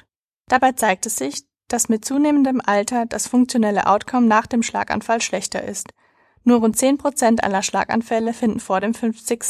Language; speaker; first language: German; native; German